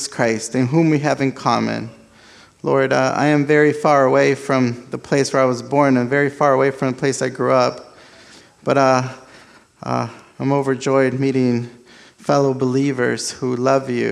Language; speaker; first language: English; early bilingual, other home language; Spanish